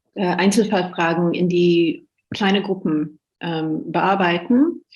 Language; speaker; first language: German; non-native, fluent; English